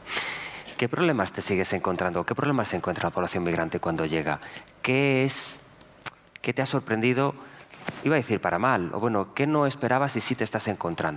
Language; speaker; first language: Spanish; native; Spanish